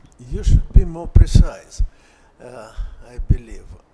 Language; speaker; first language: English; non-native, fluent; Russian